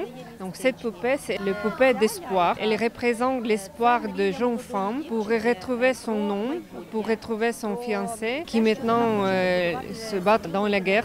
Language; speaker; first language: French; non-native, fluent; Ukrainian